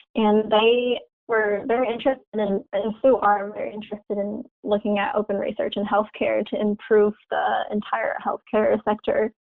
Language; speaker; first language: English; non-native, fluent; Chinese